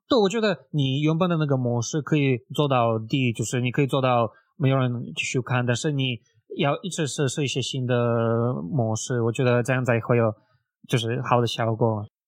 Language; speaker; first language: Chinese; non-native, fluent; Russian